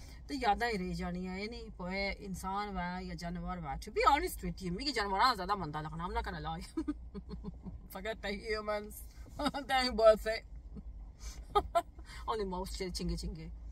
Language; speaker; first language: English; early bilingual, other home language; Punjabi